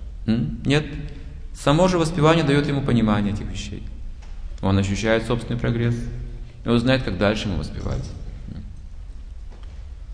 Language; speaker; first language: Russian; native; Russian